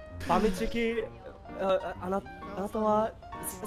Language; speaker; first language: Japanese; non-native, learner; English